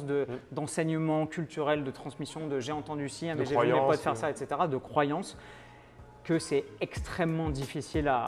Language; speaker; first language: French; native; French